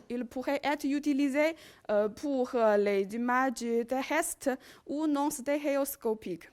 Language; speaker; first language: French; non-native, learner; Chinese